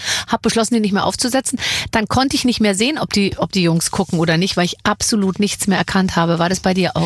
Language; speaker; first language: German; native; German